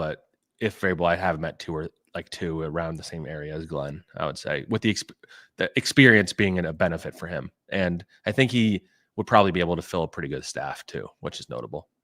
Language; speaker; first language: English; native; English